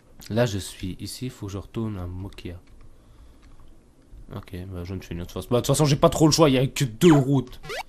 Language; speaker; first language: French; native; French